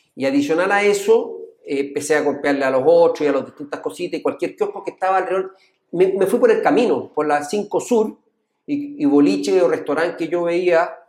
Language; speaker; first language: Spanish; native; Spanish